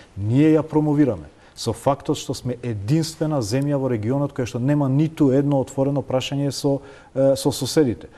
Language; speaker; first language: Macedonian; non-native, local second language; Albanian